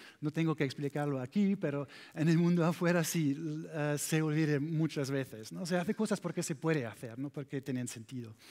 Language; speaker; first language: Spanish; non-native, learner; German